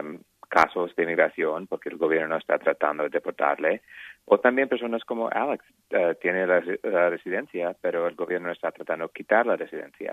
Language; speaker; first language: Spanish; non-native, learner; English